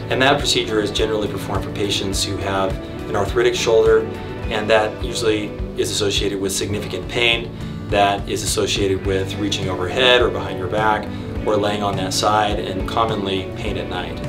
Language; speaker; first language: English; native; English